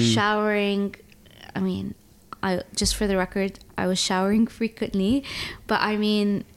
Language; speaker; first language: English; early bilingual, other home language; Arabic